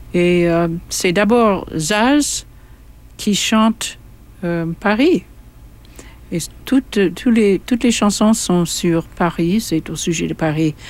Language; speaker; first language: French; non-native, fluent; English